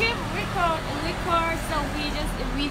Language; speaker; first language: English; non-native, fluent; Korean